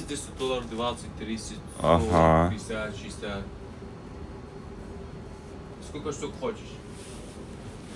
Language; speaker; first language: Russian; non-native, learner; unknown